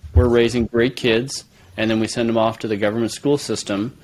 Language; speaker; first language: English; native; English